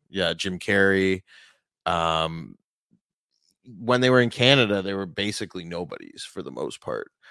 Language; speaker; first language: English; native; English